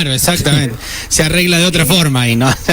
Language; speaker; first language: Spanish; native; Spanish